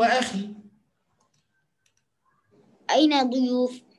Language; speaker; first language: Arabic; non-native, learner; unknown